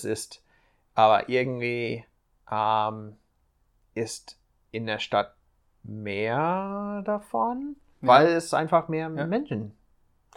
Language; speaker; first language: German; non-native, fluent; English